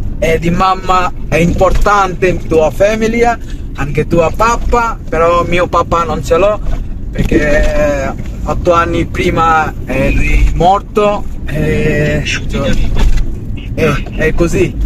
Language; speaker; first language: Italian; non-native, learner; Bangla